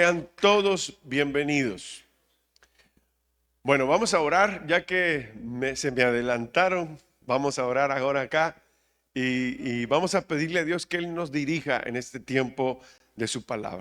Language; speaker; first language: Spanish; native; Spanish